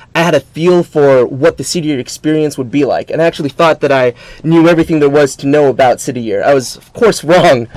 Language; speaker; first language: English; native; English